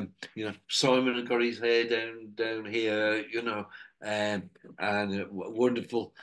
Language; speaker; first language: English; native; English